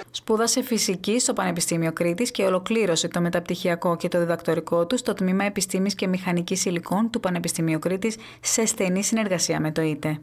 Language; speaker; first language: Greek; native; Greek